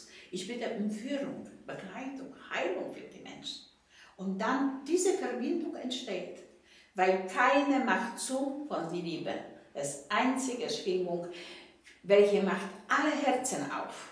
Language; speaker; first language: German; non-native, fluent; Polish